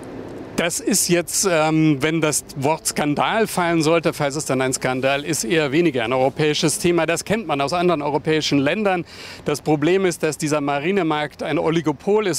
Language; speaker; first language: German; native; German